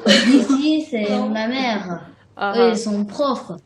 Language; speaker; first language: French; early bilingual, heritage; French